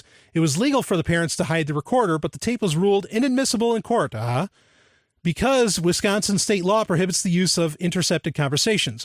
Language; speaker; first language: English; native; English